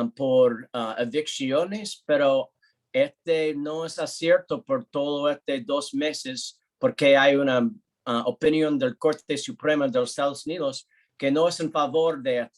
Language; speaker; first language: Spanish; non-native, learner; English